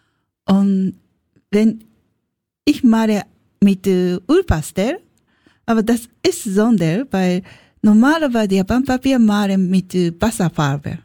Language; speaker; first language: German; non-native, learner; Japanese